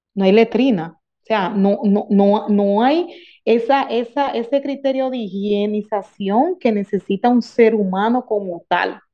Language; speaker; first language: Spanish; native; Spanish